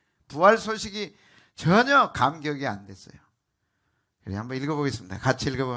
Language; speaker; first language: Korean; native; Korean